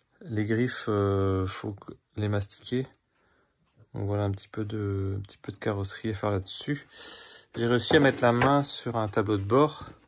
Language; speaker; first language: French; native; French